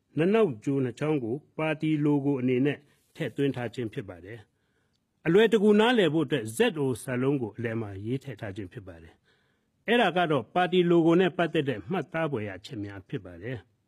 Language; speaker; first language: Burmese; non-native, local second language; Hakha Chin